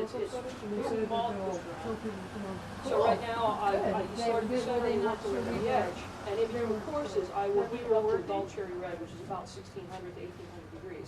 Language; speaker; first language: English; native; English